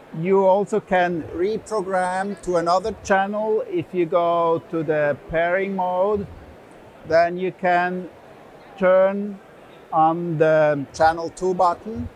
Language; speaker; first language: English; non-native, learner; German